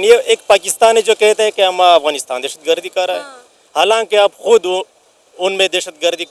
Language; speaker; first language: Hindi; non-native, local second language; Pashto